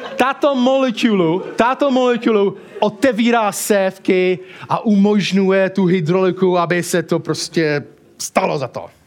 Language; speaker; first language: Czech; non-native, fluent; English